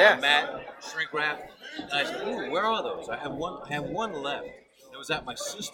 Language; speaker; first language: English; native; English